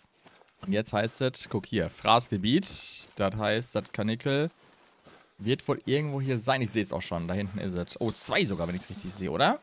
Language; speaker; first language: German; native; German